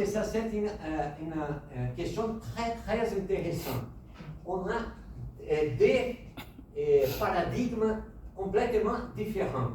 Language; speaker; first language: French; non-native, fluent; Portuguese